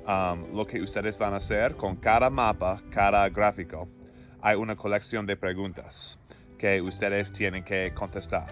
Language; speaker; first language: Spanish; non-native, fluent; English